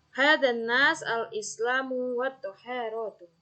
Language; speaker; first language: Arabic; non-native, fluent; Indonesian